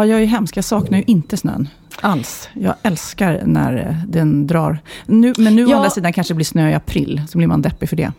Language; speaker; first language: Swedish; native; Swedish